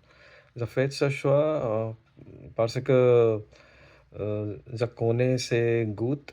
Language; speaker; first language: French; non-native, learner; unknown